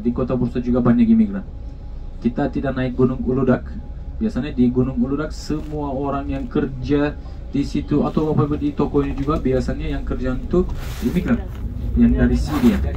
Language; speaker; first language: Indonesian; non-native, fluent; Turkish